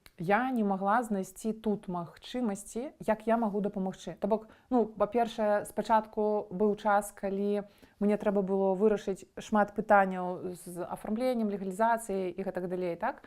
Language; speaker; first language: Belarusian; native; Belarusian